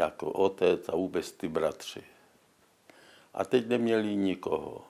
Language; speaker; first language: Czech; non-native, local second language; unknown